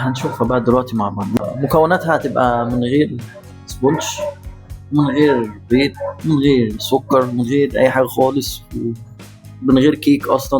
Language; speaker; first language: Arabic; native; Arabic